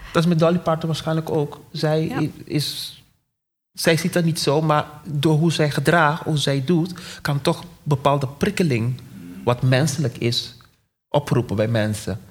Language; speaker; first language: Dutch; non-native, local second language; Papiamento